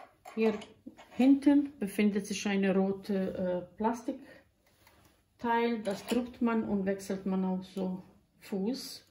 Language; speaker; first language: German; non-native, learner; Croatian